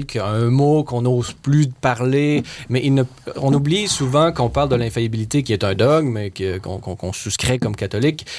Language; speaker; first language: French; native; French